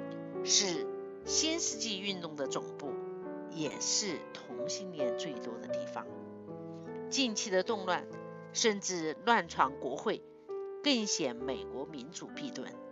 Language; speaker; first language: Chinese; native; Chinese